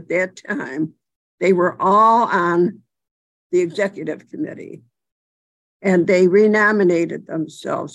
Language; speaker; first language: English; native; English